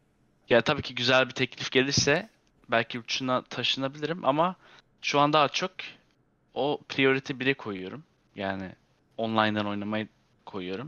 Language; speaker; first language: Turkish; early bilingual, heritage; Turkish